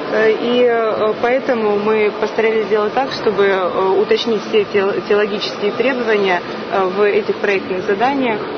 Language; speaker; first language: Russian; native; Russian